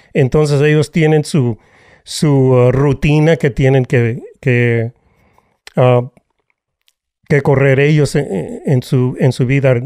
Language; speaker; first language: Spanish; early bilingual, heritage; Spanish